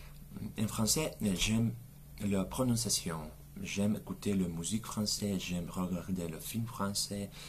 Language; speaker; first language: French; non-native, learner; Russian